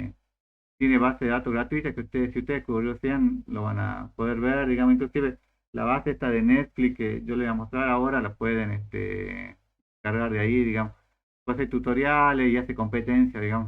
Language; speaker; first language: Spanish; native; Spanish